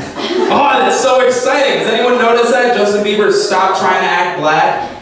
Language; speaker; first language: English; native; English